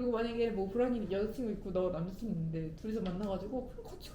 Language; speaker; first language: Korean; native; Korean